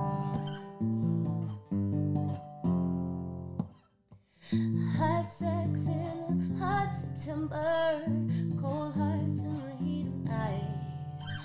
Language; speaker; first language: English; native; English